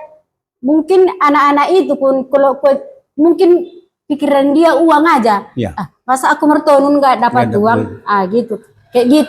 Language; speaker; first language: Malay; non-native, local second language; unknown